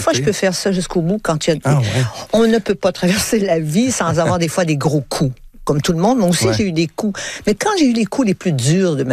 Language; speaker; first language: French; native; French